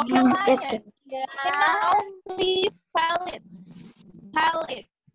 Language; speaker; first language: English; non-native, learner; Indonesian